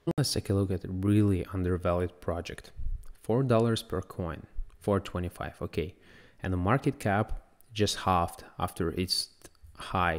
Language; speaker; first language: English; non-native, fluent; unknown